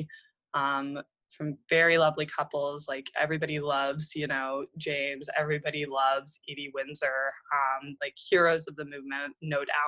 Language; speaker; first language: English; native; English